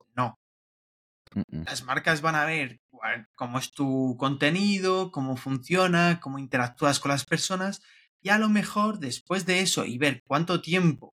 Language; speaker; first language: Spanish; native; Spanish